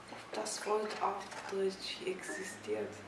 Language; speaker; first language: German; non-native, fluent; Japanese